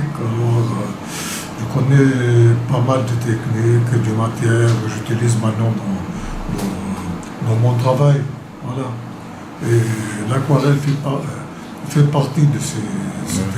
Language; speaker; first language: French; non-native, local second language; Arabic